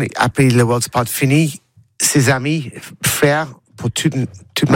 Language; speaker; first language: French; non-native, learner; English